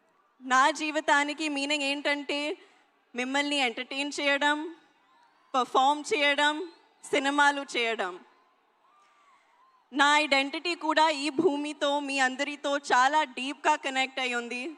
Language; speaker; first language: Telugu; non-native, learner; Hindi